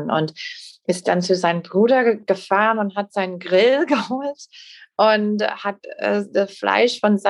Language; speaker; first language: German; non-native, fluent; English